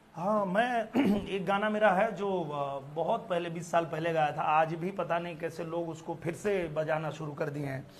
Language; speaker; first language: Hindi; native; Hindi